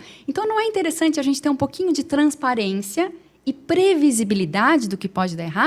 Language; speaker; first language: Portuguese; native; Portuguese